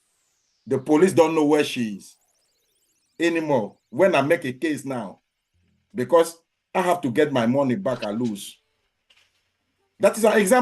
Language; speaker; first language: English; non-native, learner; French